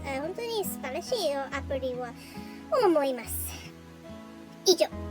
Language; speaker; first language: Japanese; non-native, learner; English